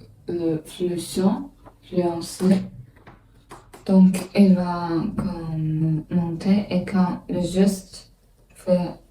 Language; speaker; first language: French; non-native, learner; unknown